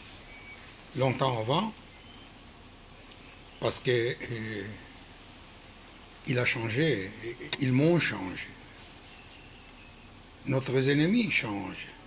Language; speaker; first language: French; non-native, learner; Hebrew